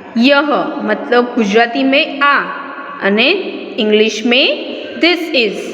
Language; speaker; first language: Hindi; non-native, local second language; Gujarati